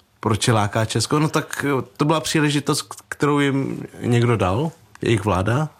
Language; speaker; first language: Czech; early bilingual, other home language; Vietnamese